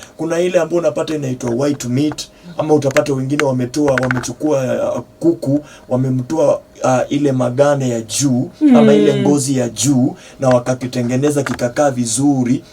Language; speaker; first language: Swahili; non-native, local second language; Gusii